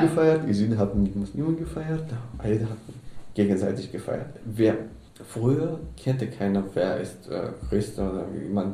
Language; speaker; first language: German; non-native, learner; Arabic